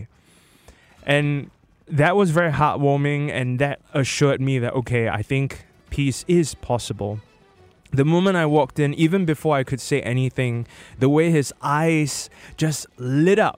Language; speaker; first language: English; native; English